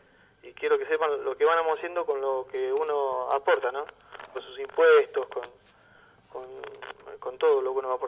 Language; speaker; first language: Spanish; native; Spanish